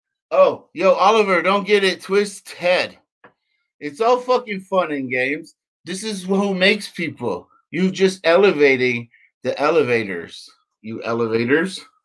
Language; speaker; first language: English; native; English